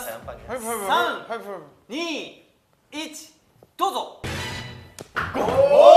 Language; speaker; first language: Japanese; native; Japanese